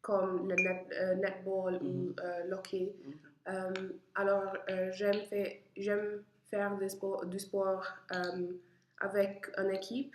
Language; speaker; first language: French; non-native, learner; English